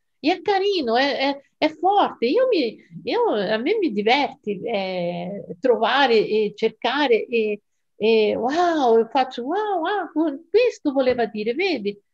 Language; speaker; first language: Italian; non-native, fluent; Portuguese